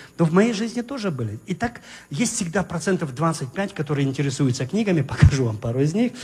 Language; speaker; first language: Russian; native; Russian